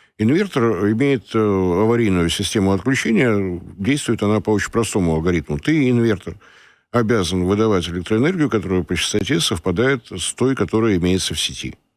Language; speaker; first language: Russian; native; Russian